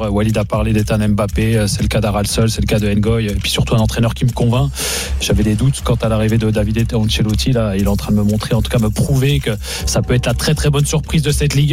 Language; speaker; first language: French; native; French